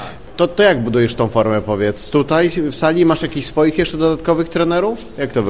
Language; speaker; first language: Polish; native; Polish